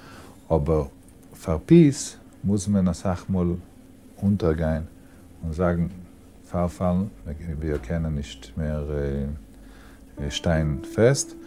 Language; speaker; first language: German; non-native, learner; Yiddish